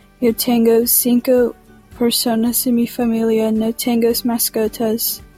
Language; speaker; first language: Spanish; non-native, learner; English